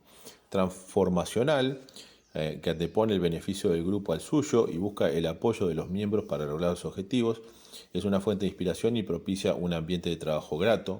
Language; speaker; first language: Spanish; native; Spanish